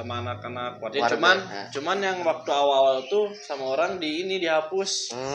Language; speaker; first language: Indonesian; non-native, local second language; Sundanese